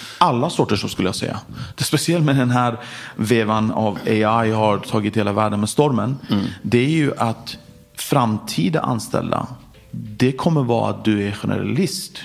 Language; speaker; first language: Swedish; early bilingual, other home language; Persian